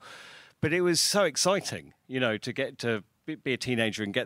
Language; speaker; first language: English; native; English